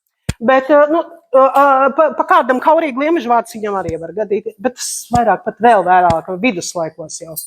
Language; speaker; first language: Latvian; native; Latvian